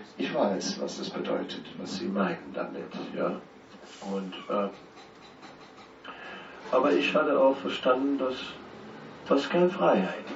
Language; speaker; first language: German; non-native, fluent; Dutch